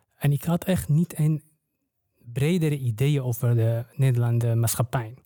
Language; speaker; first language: Dutch; non-native, learner; Persian